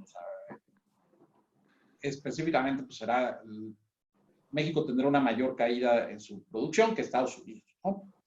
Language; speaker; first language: Spanish; native; Spanish